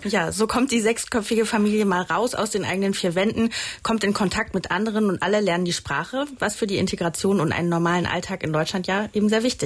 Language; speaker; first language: German; native; German